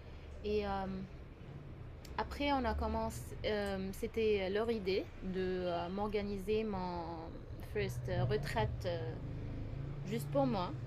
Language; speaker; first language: French; non-native, fluent; Arabic